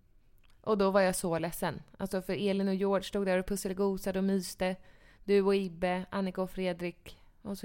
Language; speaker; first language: Swedish; native; Swedish